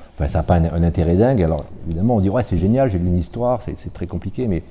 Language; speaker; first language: French; native; French